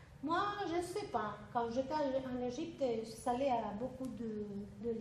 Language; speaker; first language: French; non-native, learner; Spanish